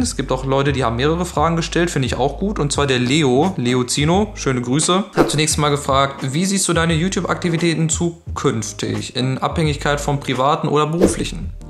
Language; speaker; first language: German; native; German